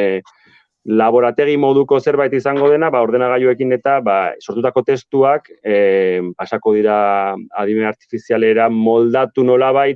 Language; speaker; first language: Basque; native; Basque